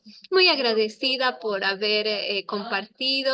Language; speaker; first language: Spanish; native; Spanish